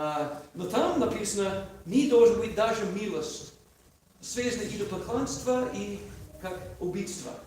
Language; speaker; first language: Russian; non-native, learner; English